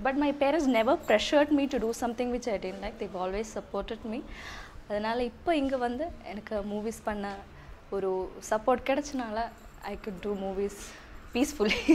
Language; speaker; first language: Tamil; non-native, learner; English